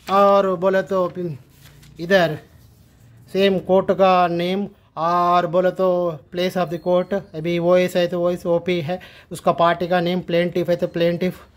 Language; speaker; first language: Hindi; non-native, local second language; Telugu